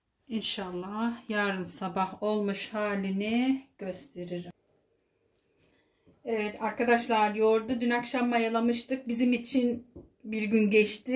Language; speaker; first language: Turkish; native; Turkish